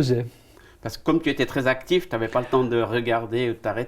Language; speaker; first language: French; native; French